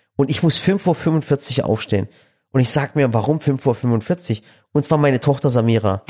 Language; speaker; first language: German; early bilingual, other home language; Turkish